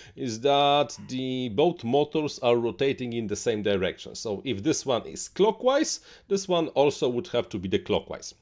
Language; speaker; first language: English; non-native, fluent; Polish